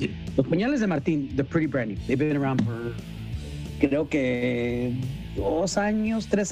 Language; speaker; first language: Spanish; early bilingual, heritage; Spanish